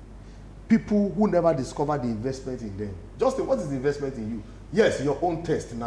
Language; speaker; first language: English; non-native, local second language; Yoruba